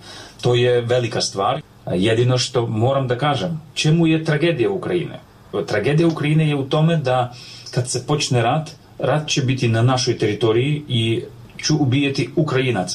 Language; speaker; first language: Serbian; non-native, fluent; Ukrainian